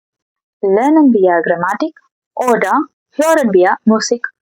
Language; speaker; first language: German; non-native, learner; Tamil